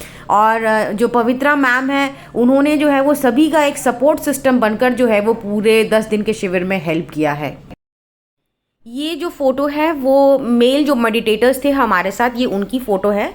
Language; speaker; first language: Hindi; native; Hindi